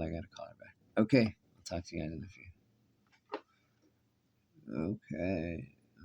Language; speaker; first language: English; native; English